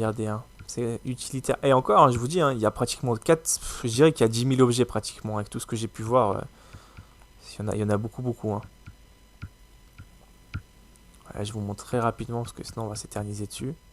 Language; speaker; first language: French; native; French